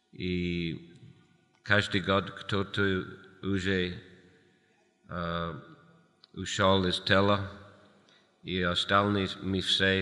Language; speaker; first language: Russian; non-native, fluent; English